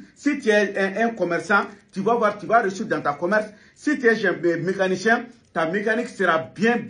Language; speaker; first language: French; non-native, local second language; Bambara